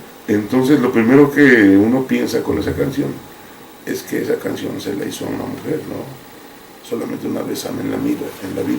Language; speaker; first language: Spanish; native; Spanish